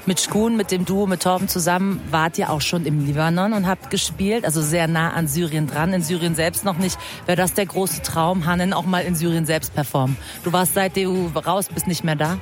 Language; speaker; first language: German; early bilingual, other home language; Persian